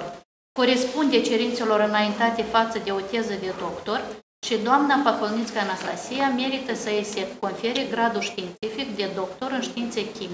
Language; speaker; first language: Romanian; native; Romanian